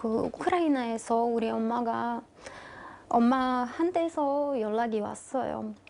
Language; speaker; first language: Korean; non-native, learner; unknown